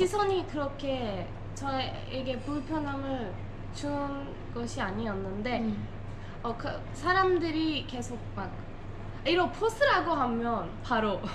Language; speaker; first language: Korean; non-native, fluent; Turkish